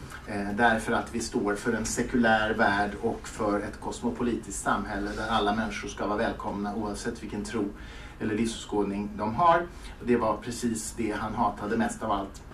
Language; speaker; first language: Swedish; native; Swedish